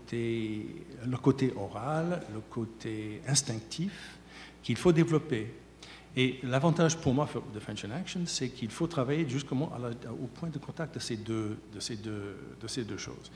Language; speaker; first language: French; native; French